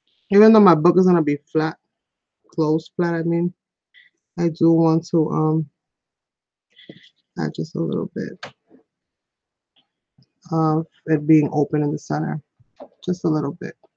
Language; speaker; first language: English; early bilingual, other home language; Spanish